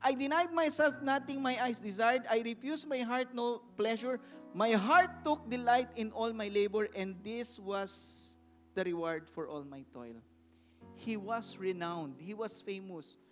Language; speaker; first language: English; non-native, local second language; Filipino